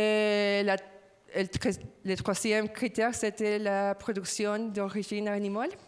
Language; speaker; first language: French; non-native, fluent; Spanish